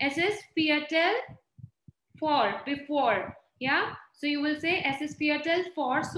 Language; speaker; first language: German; non-native, fluent; Hindi